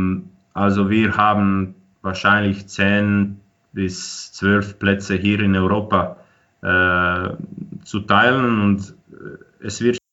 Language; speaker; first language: German; non-native, fluent; Croatian